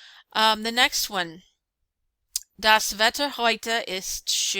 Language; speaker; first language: German; non-native, fluent; English